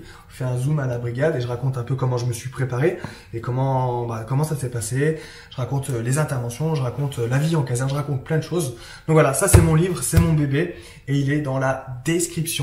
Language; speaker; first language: French; native; French